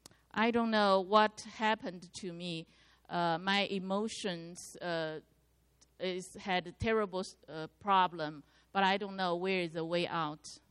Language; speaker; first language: English; non-native, learner; Chinese